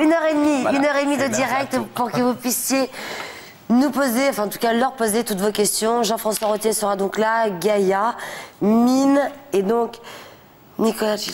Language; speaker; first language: French; native; French